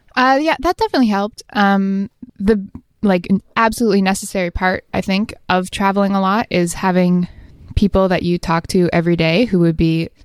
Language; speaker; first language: English; native; English